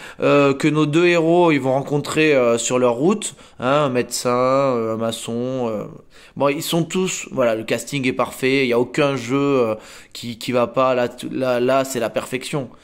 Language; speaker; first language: French; native; French